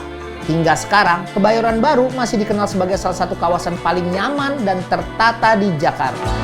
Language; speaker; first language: Indonesian; native; Indonesian